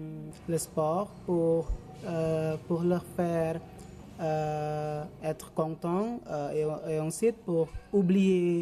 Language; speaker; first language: French; non-native, learner; Indonesian